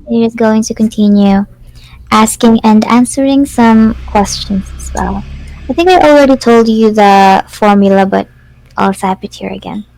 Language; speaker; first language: English; non-native, fluent; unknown